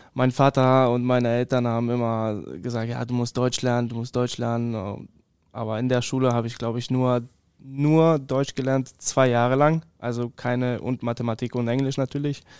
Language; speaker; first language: German; early bilingual, other home language; Polish